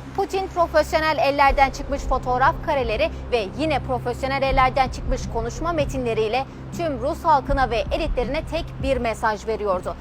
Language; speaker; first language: Turkish; native; Turkish